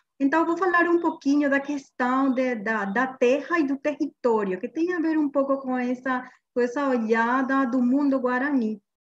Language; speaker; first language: Portuguese; non-native, fluent; Guarani